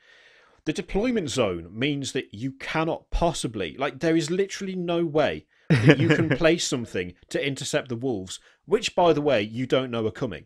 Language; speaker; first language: English; native; English